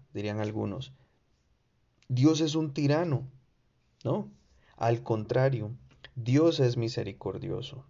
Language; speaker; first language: Spanish; native; Spanish